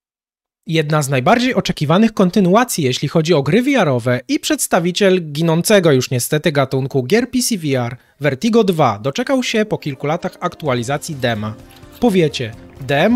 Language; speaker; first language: Polish; native; Polish